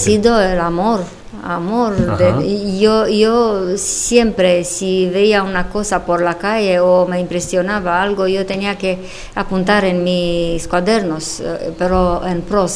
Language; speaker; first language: Spanish; non-native, fluent; Romanian